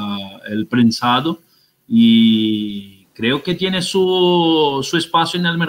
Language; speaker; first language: Spanish; non-native, fluent; Portuguese